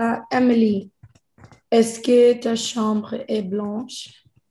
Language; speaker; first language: French; non-native, learner; English